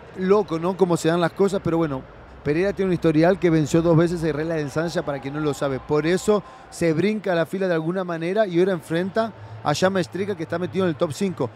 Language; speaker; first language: Spanish; native; Spanish